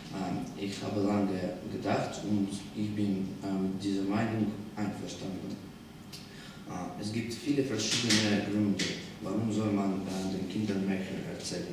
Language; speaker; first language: German; non-native, learner; Russian